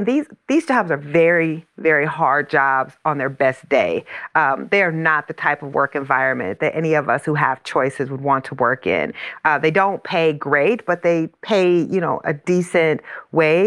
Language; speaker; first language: English; native; English